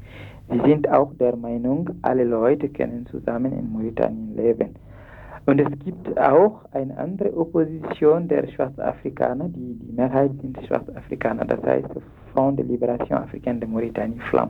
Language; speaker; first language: German; non-native, fluent; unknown